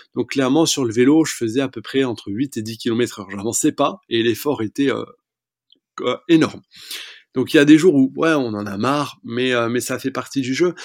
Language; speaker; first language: French; native; French